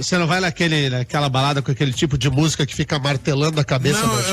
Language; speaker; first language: Portuguese; native; Portuguese